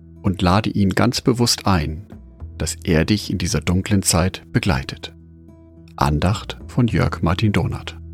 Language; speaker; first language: German; native; German